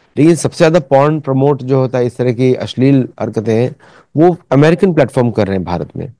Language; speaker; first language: Hindi; native; Hindi